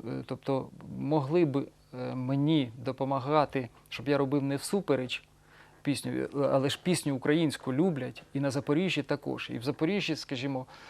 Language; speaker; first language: Ukrainian; non-native, local second language; Russian